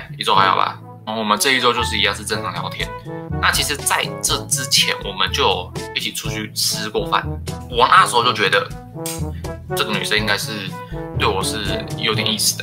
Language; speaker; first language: Chinese; native; Chinese